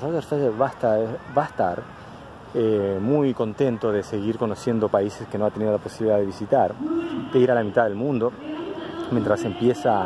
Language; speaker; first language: Spanish; native; Spanish